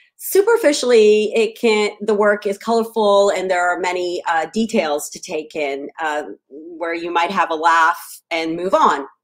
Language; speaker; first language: English; native; English